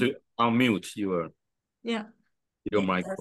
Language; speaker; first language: English; non-native, fluent; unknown